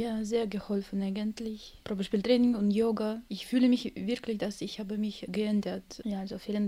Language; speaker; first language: German; non-native, learner; Russian